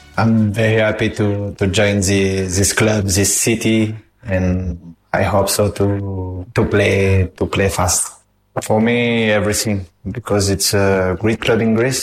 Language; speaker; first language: English; non-native, fluent; French